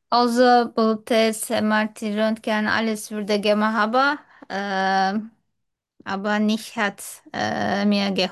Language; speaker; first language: German; non-native, fluent; Turkish